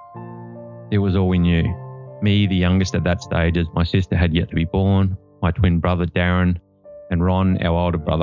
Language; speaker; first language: English; native; English